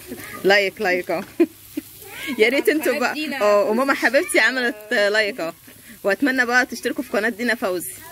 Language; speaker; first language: Arabic; native; Arabic